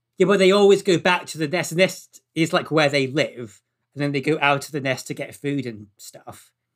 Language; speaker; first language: English; native; English